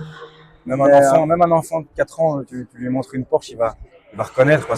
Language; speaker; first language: French; native; French